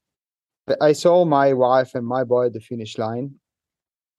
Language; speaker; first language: English; non-native, fluent; Italian